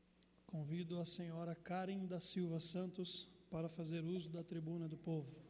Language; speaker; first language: Portuguese; native; Portuguese